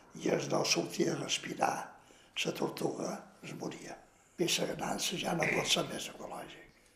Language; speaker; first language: Catalan; native; Catalan